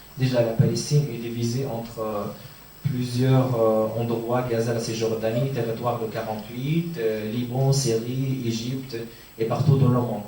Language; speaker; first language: French; non-native, fluent; Arabic